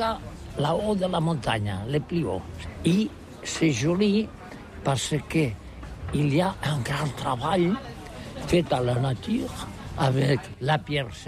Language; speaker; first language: French; non-native, learner; Catalan